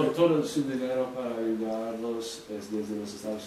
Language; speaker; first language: Spanish; non-native, learner; English